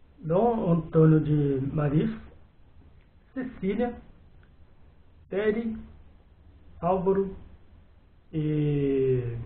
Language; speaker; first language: Portuguese; native; Portuguese